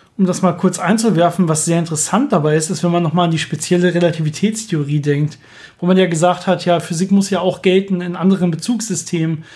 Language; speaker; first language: German; native; German